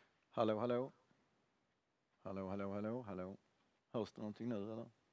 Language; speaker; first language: Swedish; native; Swedish